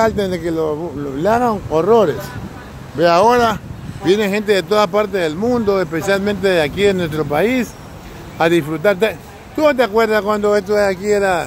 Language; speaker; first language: Spanish; native; Spanish